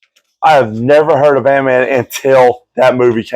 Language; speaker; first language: English; native; English